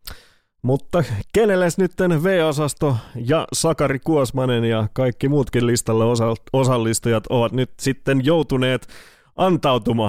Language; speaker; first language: Finnish; native; Finnish